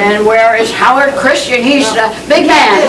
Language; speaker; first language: English; native; English